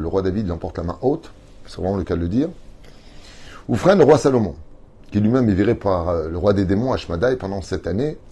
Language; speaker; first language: French; native; French